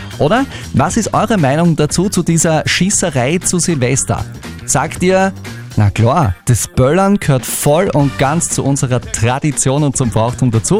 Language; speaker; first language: German; native; German